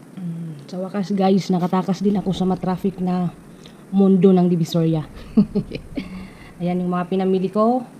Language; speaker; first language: Filipino; non-native, local second language; Waray